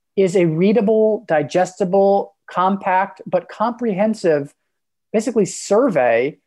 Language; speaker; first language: English; native; English